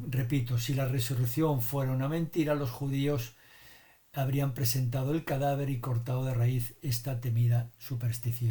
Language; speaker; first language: Spanish; native; Spanish